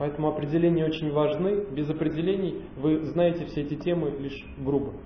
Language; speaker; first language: Russian; native; Russian